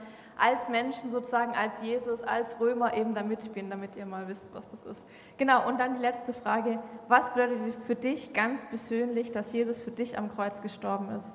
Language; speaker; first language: German; native; German